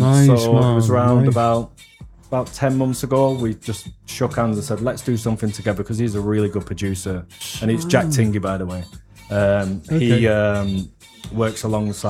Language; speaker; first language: English; native; English